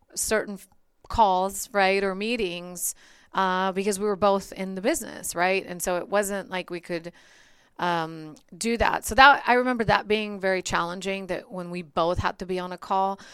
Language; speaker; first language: English; early bilingual, other home language; Bulgarian